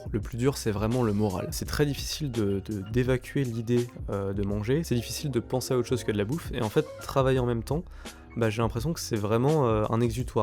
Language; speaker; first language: French; native; French